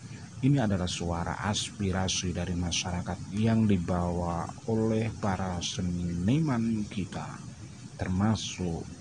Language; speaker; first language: Indonesian; native; Indonesian